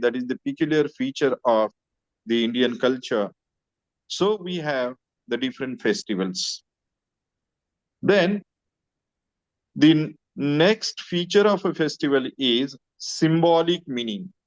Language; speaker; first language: English; non-native, local second language; Marathi